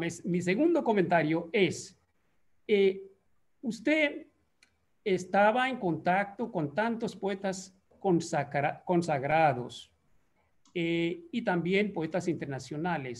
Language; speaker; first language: Spanish; non-native, fluent; Bangla